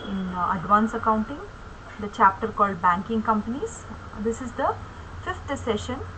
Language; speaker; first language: English; non-native, local second language; Kannada